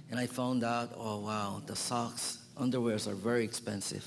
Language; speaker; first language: English; early bilingual, other home language; Korean